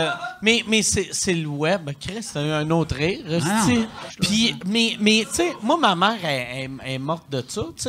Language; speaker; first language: French; native; French